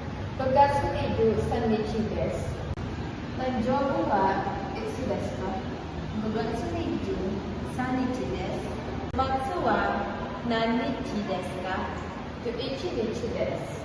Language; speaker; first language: Japanese; non-native, learner; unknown